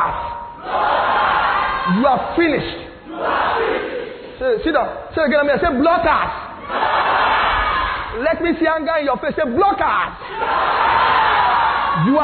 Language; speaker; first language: English; non-native, local second language; Yoruba